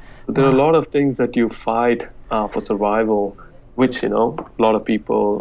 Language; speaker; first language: English; non-native, local second language; Telugu